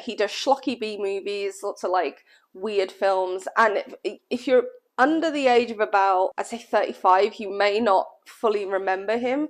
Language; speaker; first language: English; native; English